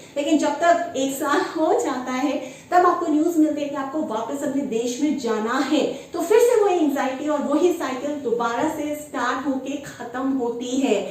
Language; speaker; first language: Hindi; native; Hindi